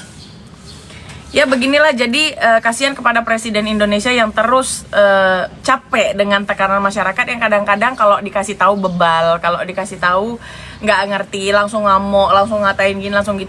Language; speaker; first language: Indonesian; native; Indonesian